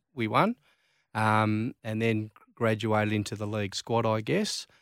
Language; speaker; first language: English; native; English